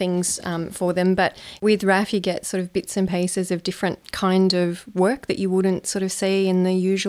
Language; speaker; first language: English; native; English